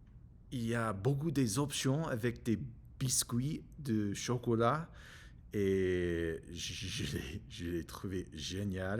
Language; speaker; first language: French; non-native, learner; English